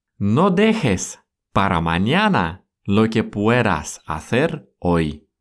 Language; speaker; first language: Spanish; non-native, fluent; Russian